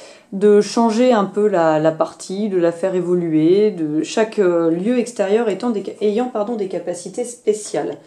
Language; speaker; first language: French; native; French